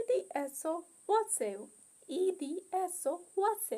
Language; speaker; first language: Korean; non-native, learner; Hindi